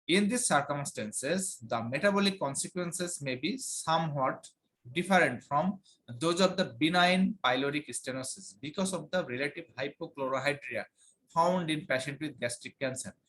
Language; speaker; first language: English; non-native, local second language; Bangla